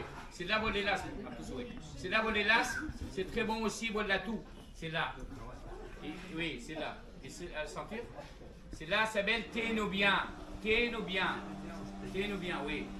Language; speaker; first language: French; non-native, learner; Arabic